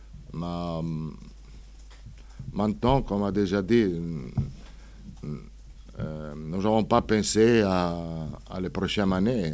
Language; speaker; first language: French; non-native, fluent; Italian